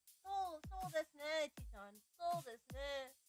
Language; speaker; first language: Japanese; non-native, learner; English